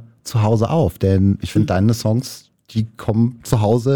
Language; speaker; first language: German; native; German